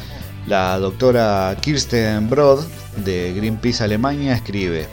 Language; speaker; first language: Spanish; native; Spanish